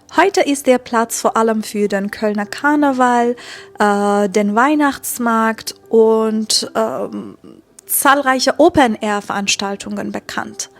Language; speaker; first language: German; non-native, fluent; Persian